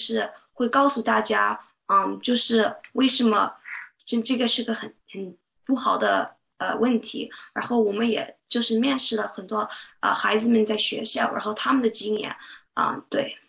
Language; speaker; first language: Chinese; early bilingual, heritage; Chinese